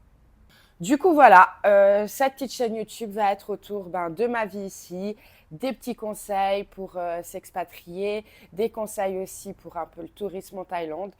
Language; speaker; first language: French; native; French